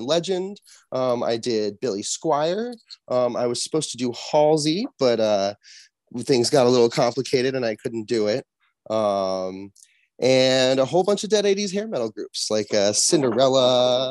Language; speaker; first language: English; native; English